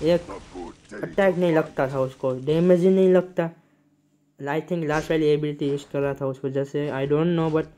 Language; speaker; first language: Hindi; non-native, local second language; Gujarati